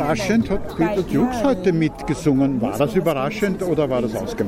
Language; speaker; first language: German; native; German